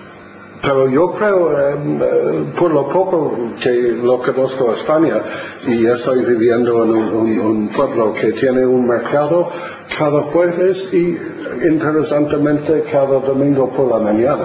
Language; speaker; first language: Spanish; non-native, fluent; English